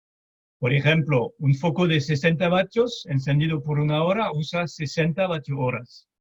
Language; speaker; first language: Spanish; non-native, fluent; French